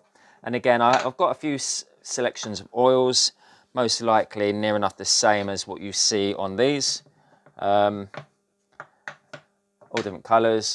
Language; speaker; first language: English; native; English